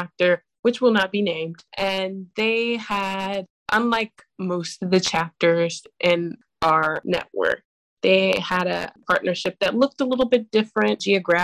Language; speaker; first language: English; native; English